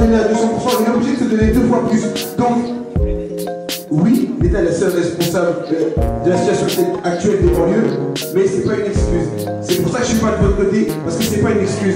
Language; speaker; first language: French; native; French